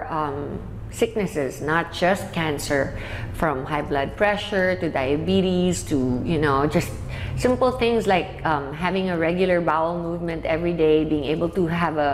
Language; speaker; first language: English; non-native, local second language; Filipino